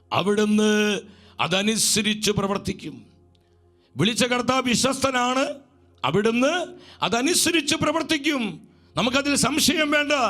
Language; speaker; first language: Malayalam; native; Malayalam